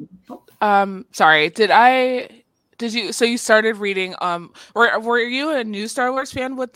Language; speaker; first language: English; native; English